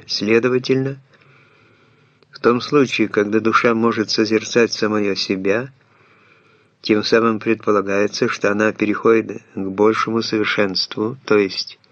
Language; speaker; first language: Russian; native; Russian